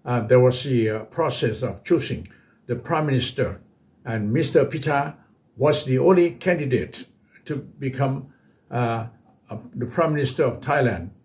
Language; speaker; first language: English; non-native, fluent; Thai